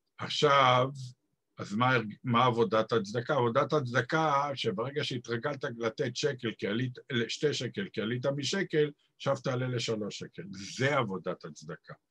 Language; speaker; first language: Hebrew; native; Hebrew